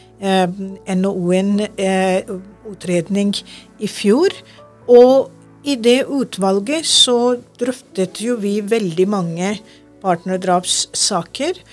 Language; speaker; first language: Norwegian; non-native, fluent; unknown